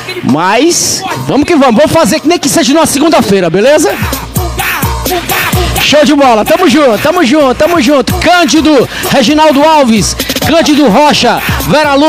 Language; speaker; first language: Portuguese; native; Portuguese